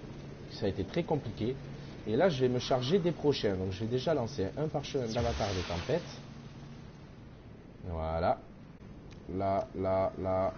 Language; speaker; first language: French; native; French